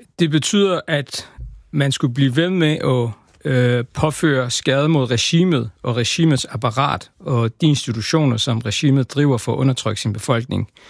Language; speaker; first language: Danish; early bilingual, other home language; Persian